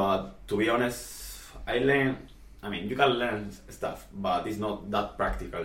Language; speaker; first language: English; non-native, fluent; Spanish